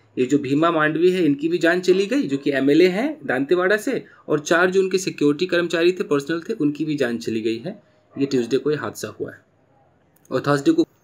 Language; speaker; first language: Hindi; native; Hindi